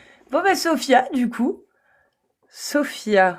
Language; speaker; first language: French; native; French